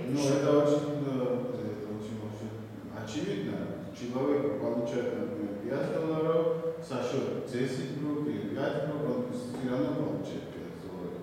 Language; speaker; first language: Russian; non-native, fluent; Georgian